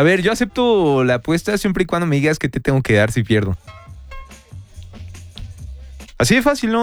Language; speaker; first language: Spanish; native; Spanish